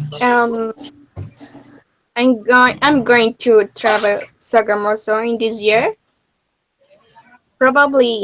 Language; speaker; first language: English; non-native, learner; Spanish